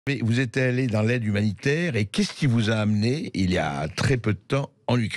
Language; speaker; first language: French; native; French